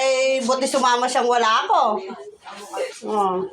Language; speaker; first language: Filipino; native; Filipino